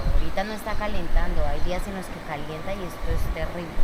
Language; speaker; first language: Spanish; native; Spanish